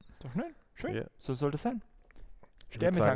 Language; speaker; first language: German; native; German